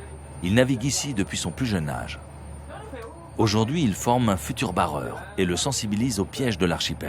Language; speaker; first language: French; native; French